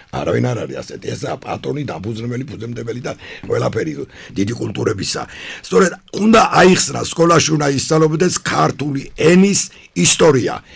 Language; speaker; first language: Georgian; non-native, local second language; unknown